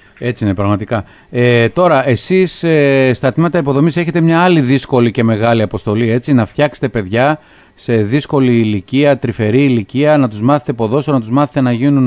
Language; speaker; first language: Greek; native; Greek